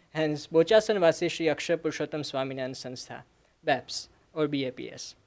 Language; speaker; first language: English; non-native, local second language; Gujarati